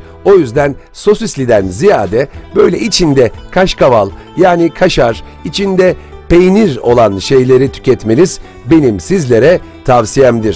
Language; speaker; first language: Turkish; native; Turkish